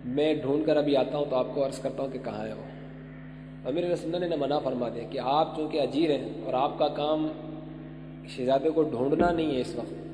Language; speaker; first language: Urdu; native; Urdu